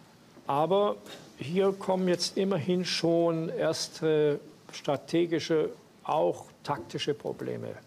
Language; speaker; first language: German; native; German